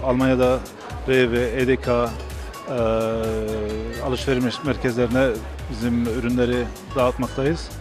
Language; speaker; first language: Turkish; early bilingual, other home language; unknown